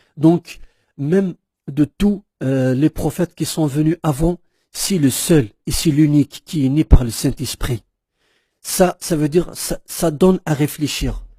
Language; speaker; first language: French; non-native, local second language; Kabyle